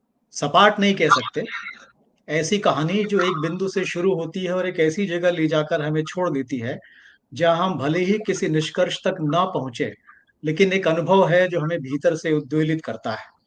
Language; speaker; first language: Hindi; native; Hindi